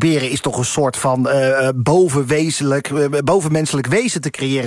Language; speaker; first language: Dutch; native; Dutch